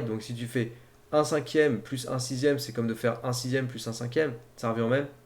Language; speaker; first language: French; native; French